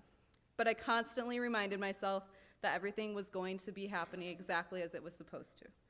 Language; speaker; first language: English; native; English